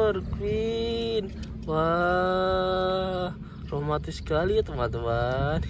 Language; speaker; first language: Indonesian; native; Indonesian